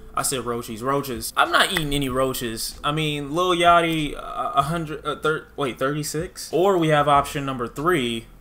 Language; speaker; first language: English; native; English